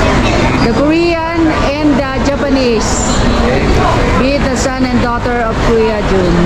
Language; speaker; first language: English; non-native, local second language; Filipino